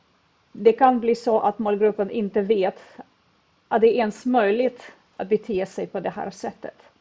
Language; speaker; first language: Swedish; non-native, fluent; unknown